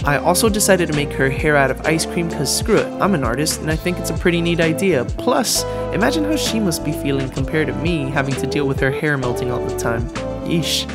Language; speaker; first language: English; native; English